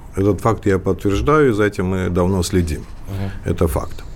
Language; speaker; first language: Russian; non-native, local second language; Georgian